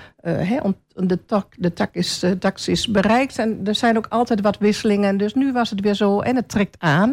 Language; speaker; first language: Dutch; native; Dutch